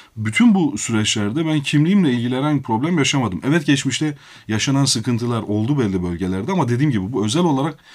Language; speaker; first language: Turkish; non-native, local second language; Kurdish